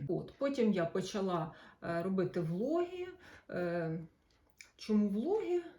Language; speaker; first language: Ukrainian; non-native, local second language; Russian